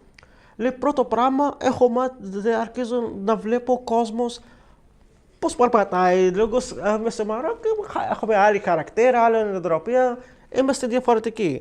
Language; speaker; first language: Greek; non-native, learner; Arabic